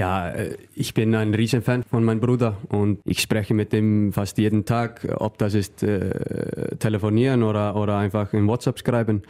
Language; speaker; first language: German; non-native, learner; Icelandic